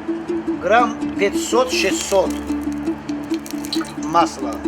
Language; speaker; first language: Russian; non-native, fluent; Tajik